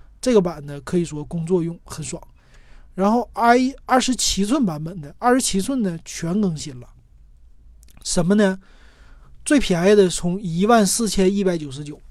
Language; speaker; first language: Chinese; native; Chinese